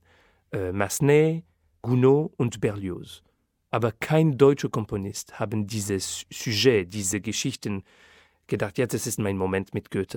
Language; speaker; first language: German; non-native, fluent; French